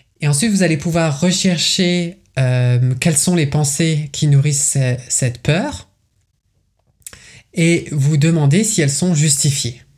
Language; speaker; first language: French; native; French